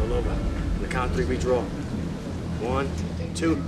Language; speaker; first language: English; native; English